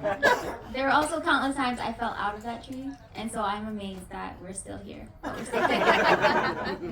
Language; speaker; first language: English; native; English